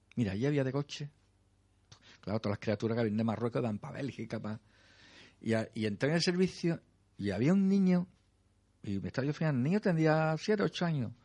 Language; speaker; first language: Spanish; native; Spanish